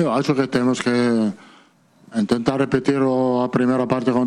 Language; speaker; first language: Portuguese; non-native, fluent; Italian